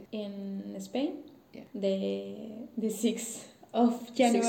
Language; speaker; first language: English; non-native, learner; Spanish